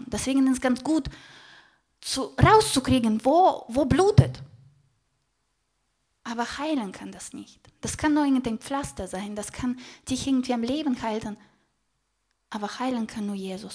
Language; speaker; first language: German; non-native, fluent; Russian